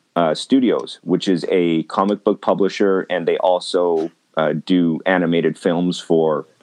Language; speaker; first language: English; native; English